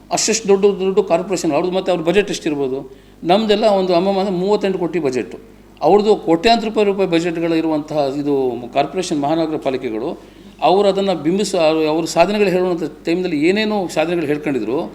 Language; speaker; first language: Kannada; non-native, local second language; Urdu